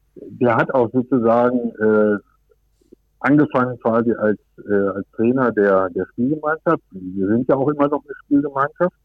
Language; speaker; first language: German; native; German